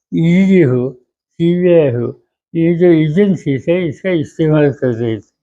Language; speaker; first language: Hindi; non-native, local second language; Marathi